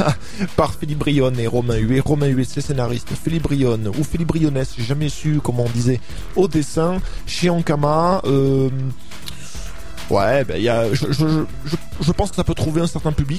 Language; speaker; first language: French; native; French